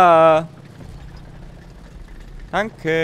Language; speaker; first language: German; native; German